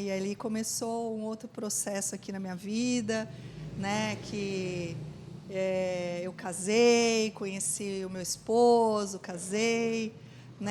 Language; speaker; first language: Portuguese; native; Portuguese